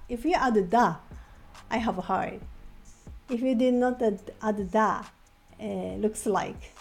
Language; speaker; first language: English; non-native, fluent; Japanese